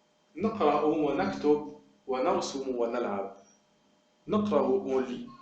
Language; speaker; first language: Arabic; non-native, fluent; French